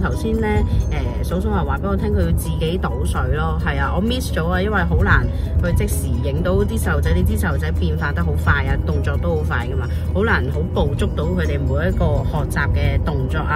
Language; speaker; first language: Cantonese; native; Cantonese